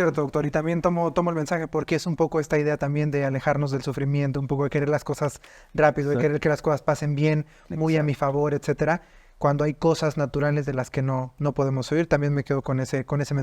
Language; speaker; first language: Spanish; native; Spanish